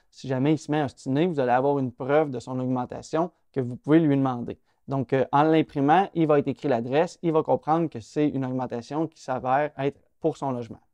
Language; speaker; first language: French; native; French